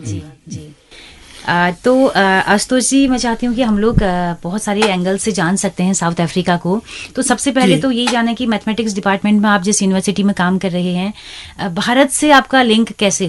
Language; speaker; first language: Hindi; native; Hindi